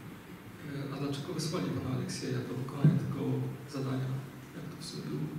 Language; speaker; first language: Polish; native; Polish